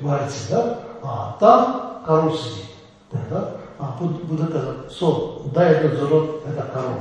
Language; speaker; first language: Russian; non-native, learner; Tibetan